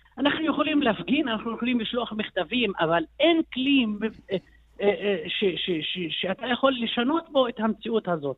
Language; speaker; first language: Hebrew; non-native, local second language; Arabic